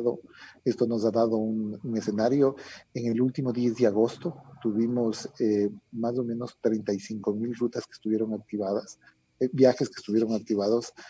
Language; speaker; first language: Spanish; native; Spanish